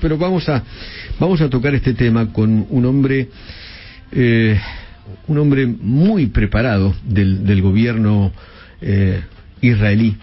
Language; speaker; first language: Spanish; native; Spanish